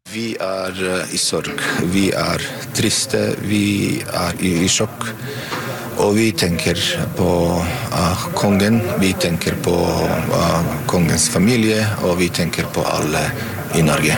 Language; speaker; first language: Norwegian; non-native, fluent; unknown